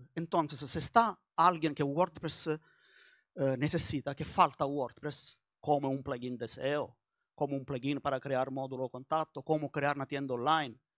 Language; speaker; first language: Spanish; non-native, learner; Italian